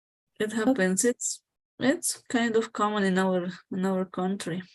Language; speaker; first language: English; non-native, fluent; Spanish